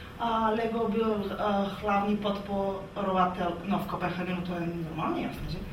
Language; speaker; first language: Czech; non-native, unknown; Bulgarian